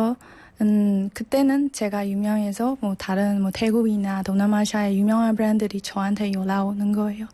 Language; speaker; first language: Korean; non-native, fluent; Burmese